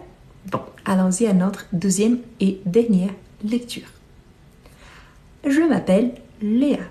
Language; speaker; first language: French; non-native, fluent; Portuguese